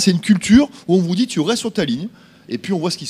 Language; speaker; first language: French; native; French